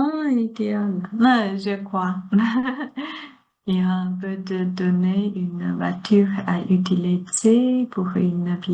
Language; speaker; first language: French; non-native, learner; Chinese